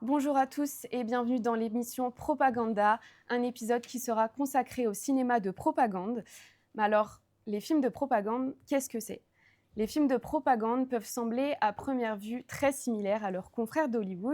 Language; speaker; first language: French; native; French